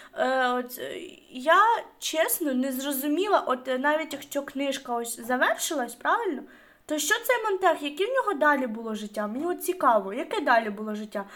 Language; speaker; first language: Ukrainian; non-native, local second language; Russian